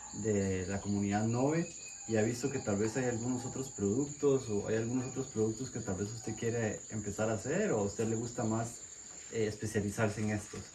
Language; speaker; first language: Spanish; native; Spanish